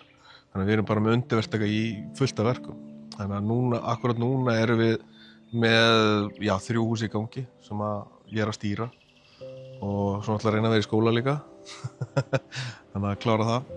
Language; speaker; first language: Icelandic; native; Icelandic